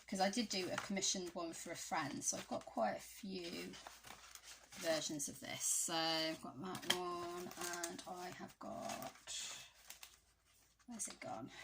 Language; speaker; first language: English; native; English